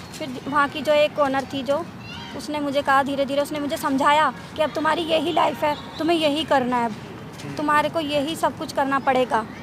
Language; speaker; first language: Hindi; non-native, local second language; Tamil